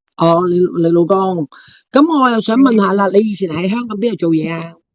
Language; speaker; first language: Cantonese; native; Cantonese